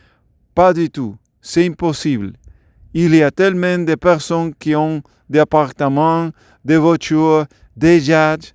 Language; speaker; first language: French; non-native, learner; Spanish